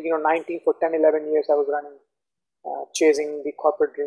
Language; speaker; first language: English; non-native, local second language; Hindi